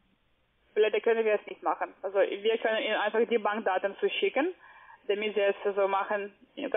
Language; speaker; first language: German; non-native, fluent; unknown